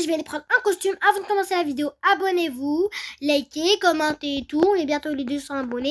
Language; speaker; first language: French; native; French